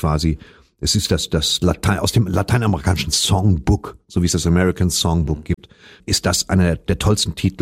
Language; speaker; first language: German; native; German